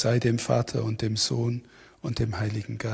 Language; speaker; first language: German; native; German